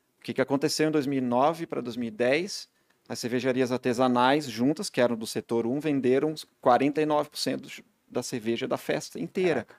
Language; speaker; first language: Portuguese; native; Portuguese